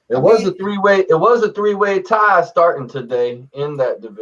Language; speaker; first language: English; native; English